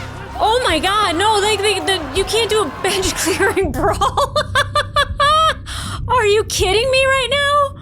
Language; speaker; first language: English; native; English